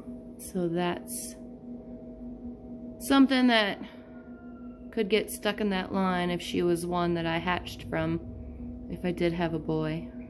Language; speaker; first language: English; native; English